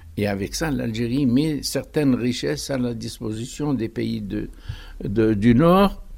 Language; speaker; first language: French; non-native, local second language; Arabic